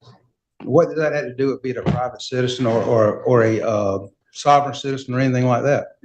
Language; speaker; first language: English; native; English